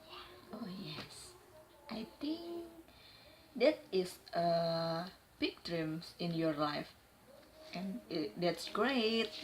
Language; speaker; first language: English; non-native, learner; Indonesian